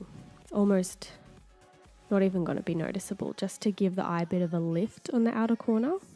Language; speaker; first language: English; native; English